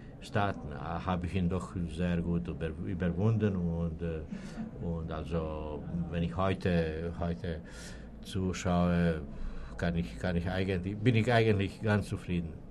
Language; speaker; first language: German; non-native, fluent; Serbian